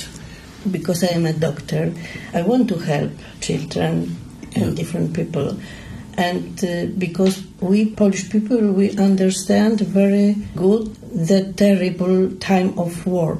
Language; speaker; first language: English; non-native, learner; Polish